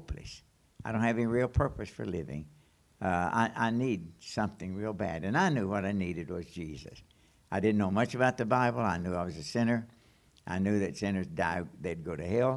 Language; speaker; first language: English; native; English